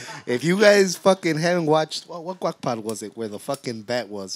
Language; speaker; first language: English; early bilingual, other home language; Spanish